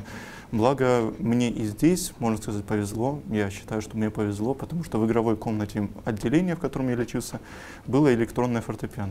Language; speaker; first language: Russian; native; Russian